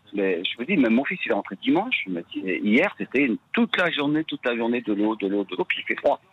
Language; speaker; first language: French; native; French